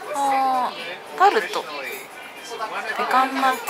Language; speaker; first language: Japanese; non-native, fluent; Korean